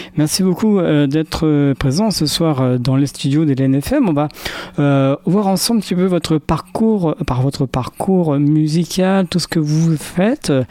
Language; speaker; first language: French; native; French